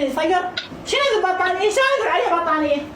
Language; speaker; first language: Arabic; native; Arabic